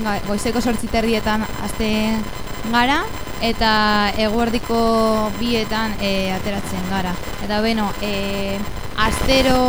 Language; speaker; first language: Basque; non-native, local second language; Spanish